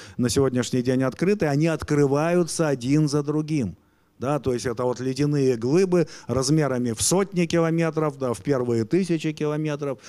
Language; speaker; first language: Russian; native; Russian